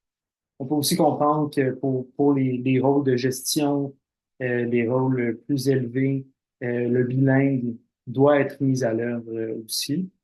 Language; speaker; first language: French; native; French